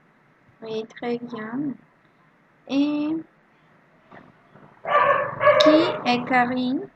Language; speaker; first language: French; non-native, learner; Spanish